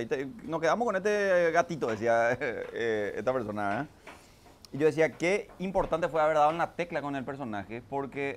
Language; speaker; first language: Spanish; native; Spanish